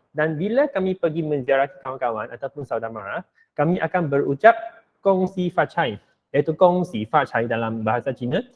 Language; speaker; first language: Malay; non-native, local second language; Min Nan Chinese